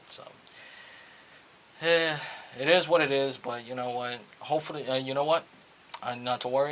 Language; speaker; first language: English; native; English